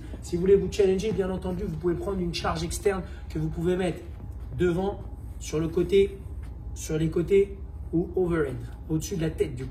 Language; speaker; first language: French; native; French